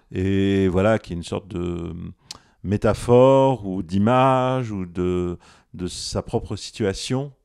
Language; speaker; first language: French; native; French